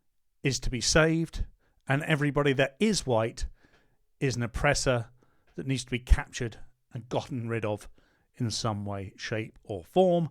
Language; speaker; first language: English; native; English